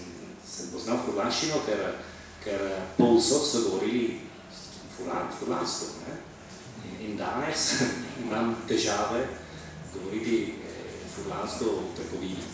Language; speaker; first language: Slovenian; non-native, fluent; Italian